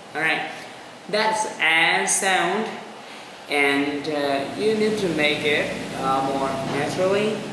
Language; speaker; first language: English; non-native, fluent; Vietnamese